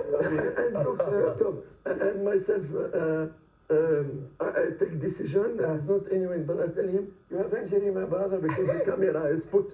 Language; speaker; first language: English; non-native, learner; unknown